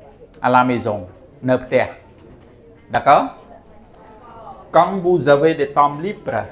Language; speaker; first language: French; non-native, fluent; Khmer